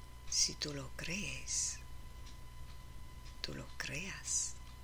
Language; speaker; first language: Spanish; non-native, learner; English